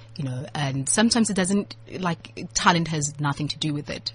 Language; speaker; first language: English; non-native, local second language; Southern Sotho